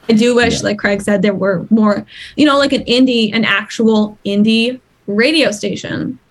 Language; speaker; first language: English; native; English